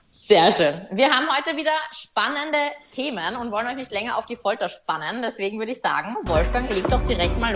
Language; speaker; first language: German; native; German